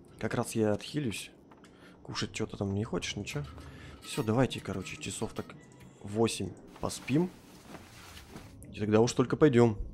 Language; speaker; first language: Russian; native; Russian